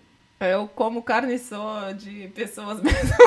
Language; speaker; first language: Portuguese; non-native, fluent; Russian